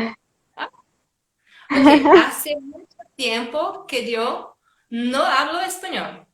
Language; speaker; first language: Spanish; non-native, fluent; Portuguese